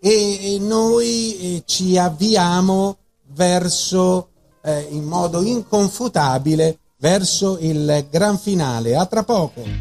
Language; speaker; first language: Italian; native; Italian